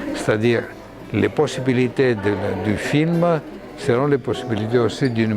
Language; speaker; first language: French; non-native, fluent; Greek